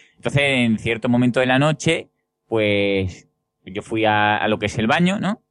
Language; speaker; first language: Spanish; native; Spanish